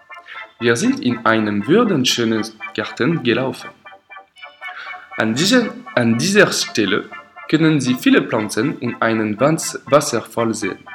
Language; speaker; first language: German; non-native, learner; French